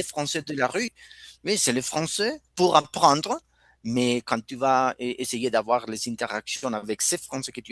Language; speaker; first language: French; non-native, fluent; Spanish